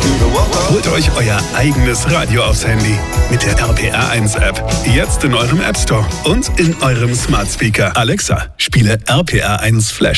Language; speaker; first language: German; native; German